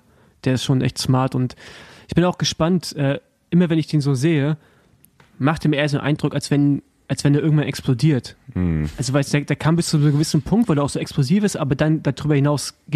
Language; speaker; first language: German; native; German